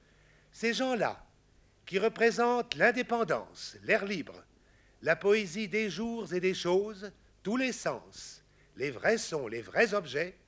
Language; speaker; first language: French; native; French